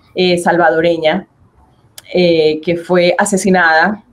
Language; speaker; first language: Spanish; native; Spanish